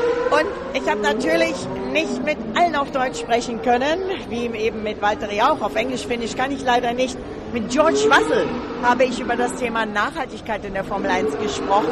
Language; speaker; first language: German; native; German